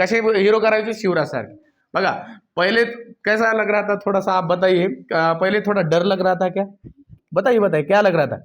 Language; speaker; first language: Hindi; non-native, local second language; Marathi